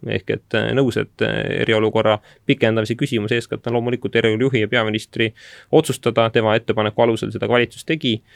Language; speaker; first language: Estonian; native; Estonian